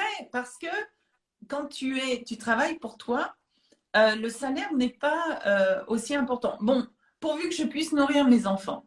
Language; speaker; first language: French; native; French